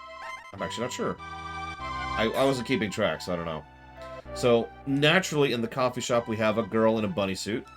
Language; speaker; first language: English; native; English